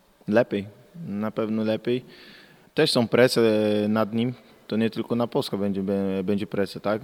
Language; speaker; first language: Polish; non-native, fluent; Portuguese